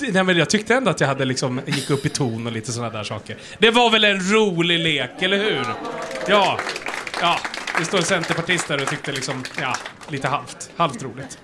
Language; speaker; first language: Swedish; native; Swedish